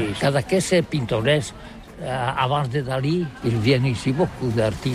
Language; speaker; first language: French; non-native, learner; Catalan